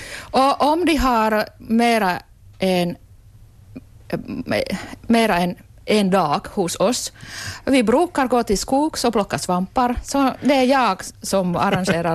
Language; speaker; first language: Swedish; non-native, local second language; Finnish